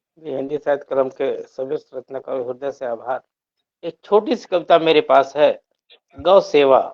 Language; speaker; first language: Hindi; native; Hindi